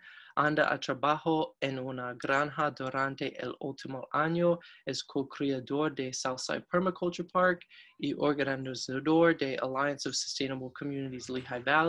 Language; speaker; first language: Spanish; non-native, learner; English